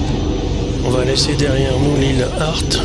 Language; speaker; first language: French; native; French